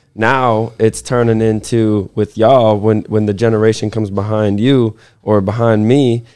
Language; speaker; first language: English; native; English